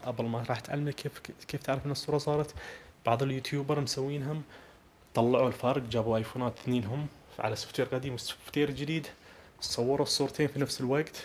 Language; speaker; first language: Arabic; native; Arabic